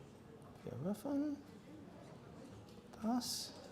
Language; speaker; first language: German; non-native, learner; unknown